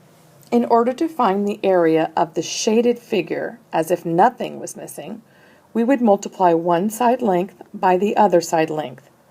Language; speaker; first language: English; native; English